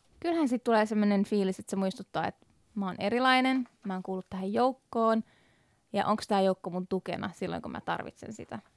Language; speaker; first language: Finnish; early bilingual, other home language; Persian